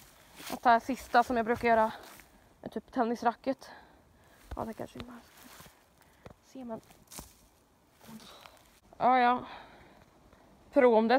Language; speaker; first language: Swedish; native; Swedish